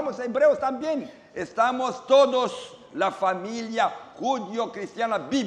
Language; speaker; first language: Spanish; non-native, learner; Romanian